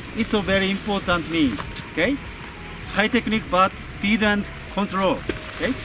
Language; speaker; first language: English; non-native, learner; Japanese